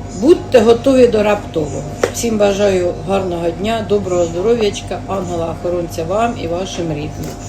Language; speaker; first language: Ukrainian; native; Ukrainian